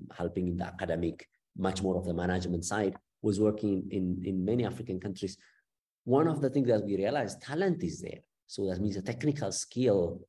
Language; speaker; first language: English; non-native, fluent; Amharic